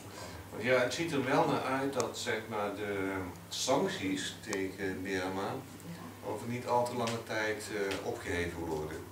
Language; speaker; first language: Dutch; native; Dutch